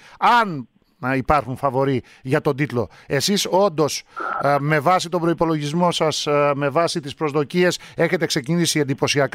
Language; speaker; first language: Greek; native; Greek